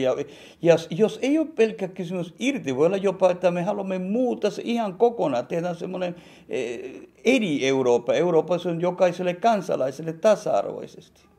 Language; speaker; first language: Finnish; non-native, fluent; Spanish